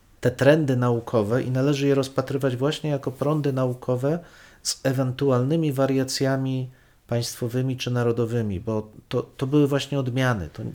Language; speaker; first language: Polish; native; Polish